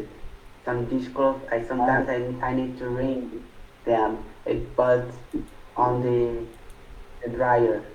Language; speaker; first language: English; non-native, fluent; Portuguese